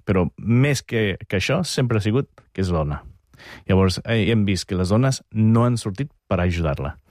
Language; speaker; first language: Catalan; non-native, fluent; English